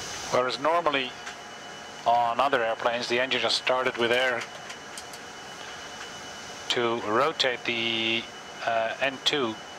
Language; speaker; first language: English; non-native, fluent; Dutch